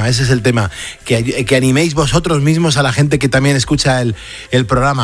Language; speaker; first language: Spanish; native; Spanish